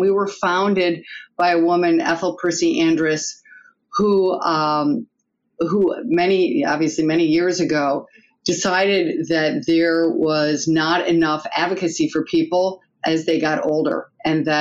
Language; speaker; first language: English; native; English